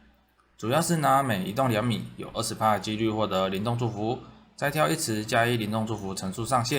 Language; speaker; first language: Chinese; native; Chinese